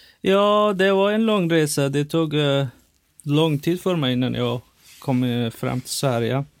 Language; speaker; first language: Swedish; non-native, fluent; Persian